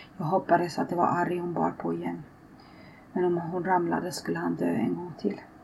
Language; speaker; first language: Swedish; early bilingual, other home language; Finnish